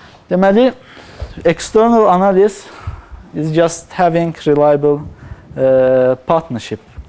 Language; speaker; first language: English; non-native, fluent; Azerbaijani